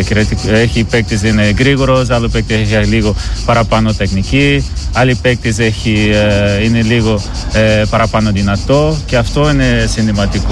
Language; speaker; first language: Greek; non-native, learner; Portuguese